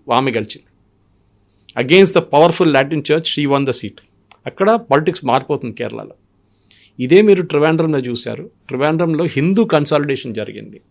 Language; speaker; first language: Telugu; non-native, local second language; Malayalam